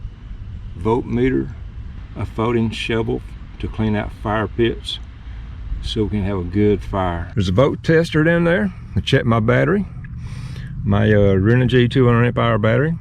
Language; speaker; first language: English; native; English